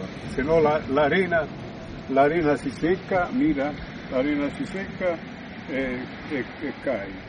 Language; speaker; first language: Spanish; non-native, learner; Italian